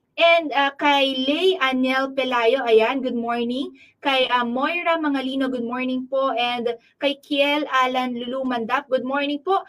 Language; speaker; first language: Filipino; non-native, local second language; Pampanga